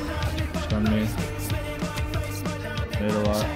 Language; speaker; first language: English; native; English